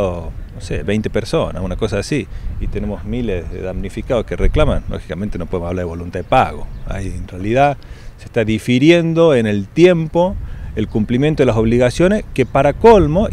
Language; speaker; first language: Spanish; native; Spanish